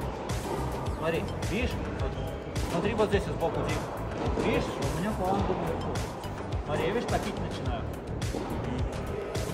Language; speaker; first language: Russian; native; Russian